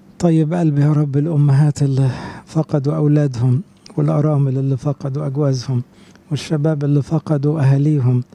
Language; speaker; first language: Arabic; native; Arabic